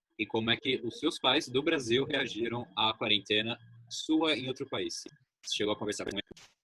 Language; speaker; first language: Portuguese; native; Portuguese